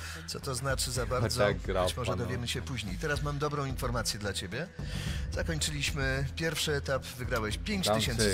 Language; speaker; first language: Polish; native; Polish